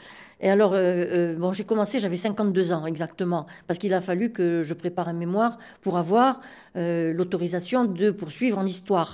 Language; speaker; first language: French; native; French